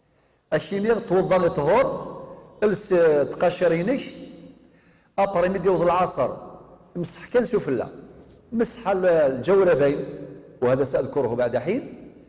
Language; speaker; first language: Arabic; non-native, local second language; Kabyle